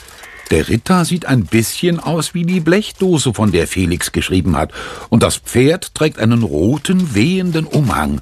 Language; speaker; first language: German; native; German